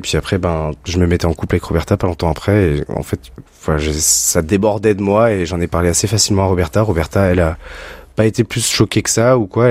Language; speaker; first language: French; native; French